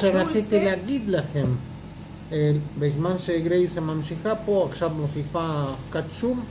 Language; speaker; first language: Hebrew; non-native, fluent; Spanish